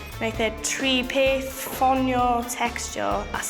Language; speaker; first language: Welsh; non-native, local second language; English